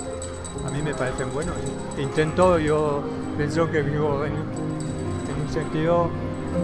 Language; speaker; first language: Spanish; non-native, fluent; French